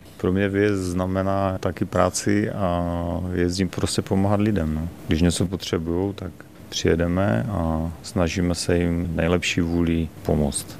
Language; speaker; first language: Czech; native; Czech